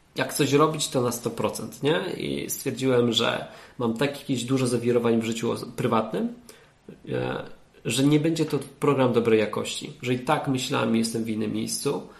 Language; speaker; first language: Polish; native; Polish